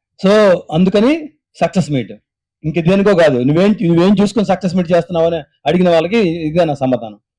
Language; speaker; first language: Telugu; native; Telugu